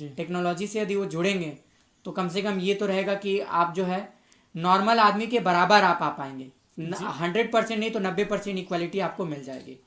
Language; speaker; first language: Hindi; native; Hindi